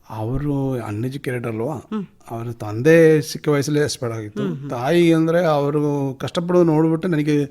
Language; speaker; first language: Kannada; non-native, local second language; Malayalam